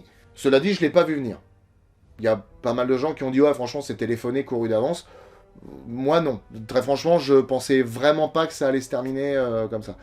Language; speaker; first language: French; native; French